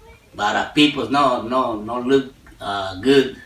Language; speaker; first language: English; non-native, learner; Spanish